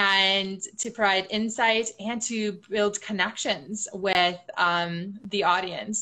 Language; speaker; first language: English; native; English